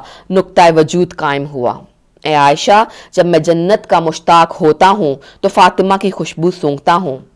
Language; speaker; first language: Urdu; native; Urdu